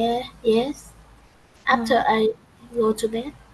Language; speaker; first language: English; non-native, learner; Vietnamese